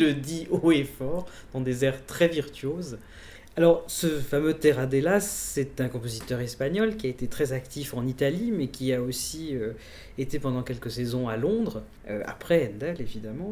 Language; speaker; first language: French; native; French